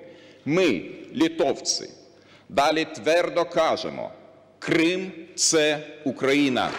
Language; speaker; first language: Ukrainian; non-native, learner; Lithuanian